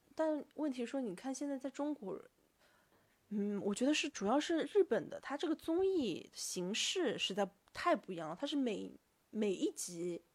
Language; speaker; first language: Chinese; native; Chinese